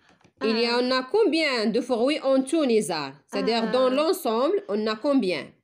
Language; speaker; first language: French; non-native, local second language; Arabic